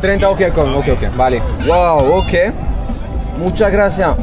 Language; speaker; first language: Spanish; non-native, learner; French